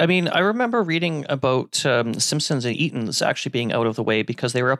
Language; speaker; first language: English; native; English